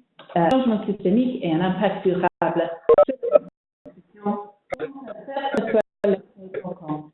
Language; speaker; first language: French; non-native, fluent; English